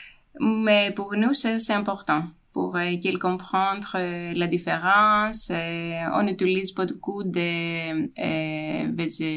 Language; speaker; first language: French; non-native, fluent; Greek